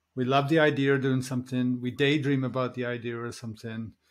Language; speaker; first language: English; native; English